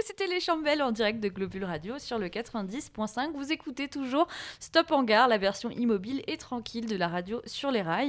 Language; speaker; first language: French; native; French